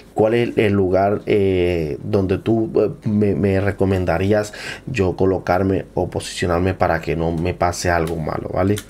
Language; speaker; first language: Spanish; native; Spanish